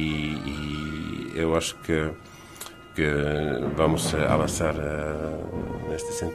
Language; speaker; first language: Portuguese; non-native, fluent; Finnish